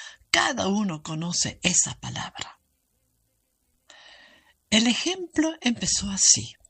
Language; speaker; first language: Spanish; non-native, fluent; German